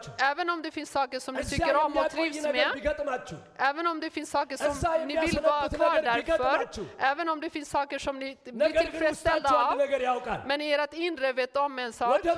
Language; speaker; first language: Swedish; non-native, fluent; Amharic